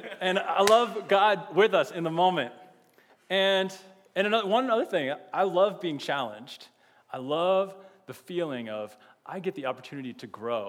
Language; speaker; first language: English; native; English